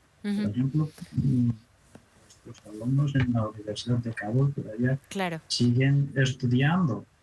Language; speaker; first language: Spanish; non-native, fluent; Persian